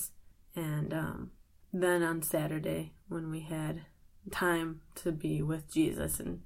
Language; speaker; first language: English; native; English